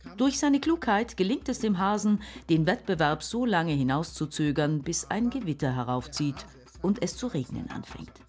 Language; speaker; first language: German; native; German